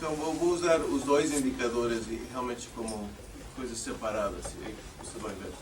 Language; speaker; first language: Portuguese; non-native, fluent; English